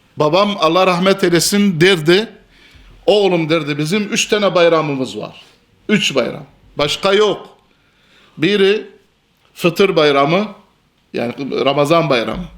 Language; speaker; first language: Turkish; non-native, fluent; Albanian